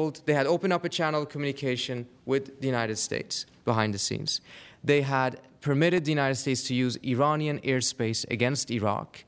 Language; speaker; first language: English; non-native, fluent; Persian